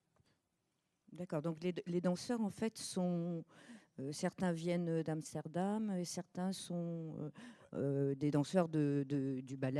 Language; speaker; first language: French; native; French